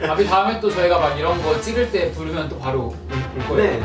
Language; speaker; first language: Korean; native; Korean